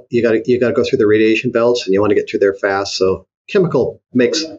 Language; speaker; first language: English; native; English